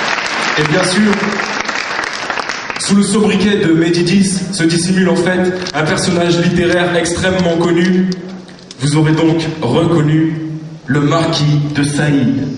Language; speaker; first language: French; native; French